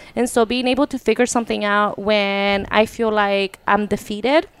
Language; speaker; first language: English; early bilingual, other home language; Spanish